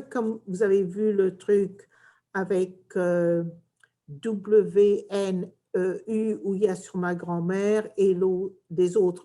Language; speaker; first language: French; early bilingual, heritage; English